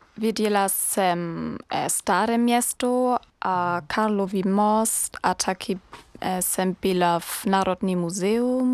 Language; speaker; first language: Czech; non-native, learner; German